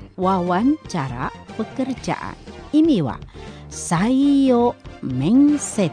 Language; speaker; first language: Japanese; non-native, fluent; Indonesian